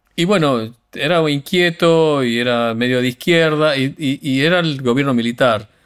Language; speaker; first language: Spanish; native; Spanish